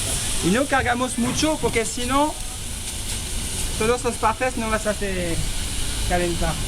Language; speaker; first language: Spanish; non-native, learner; French